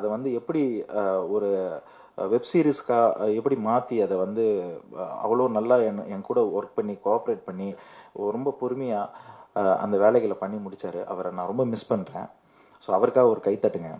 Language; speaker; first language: Tamil; native; Tamil